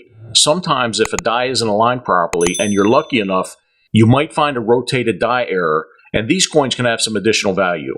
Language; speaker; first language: English; native; English